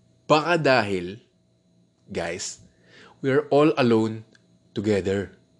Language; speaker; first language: English; non-native, local second language; Filipino